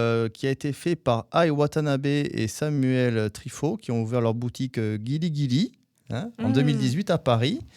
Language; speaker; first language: French; native; French